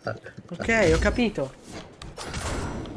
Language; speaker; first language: Italian; native; Italian